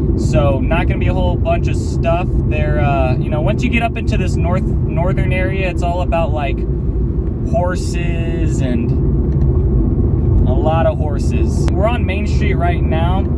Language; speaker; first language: English; native; English